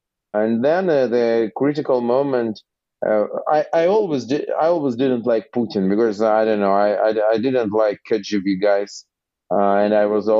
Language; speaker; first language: English; non-native, fluent; Russian